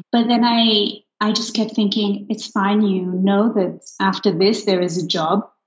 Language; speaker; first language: English; non-native, fluent; Luxembourgish